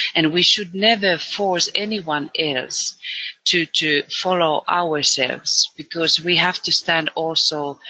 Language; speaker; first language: English; non-native, fluent; Finnish